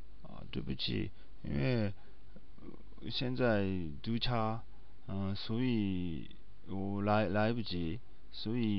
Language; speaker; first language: Chinese; non-native, learner; Japanese